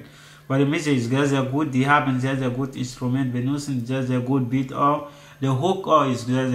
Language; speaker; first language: German; non-native, learner; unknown